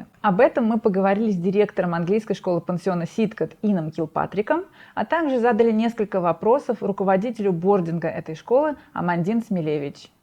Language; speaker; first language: Russian; native; Russian